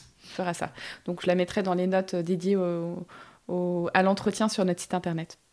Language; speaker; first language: French; native; French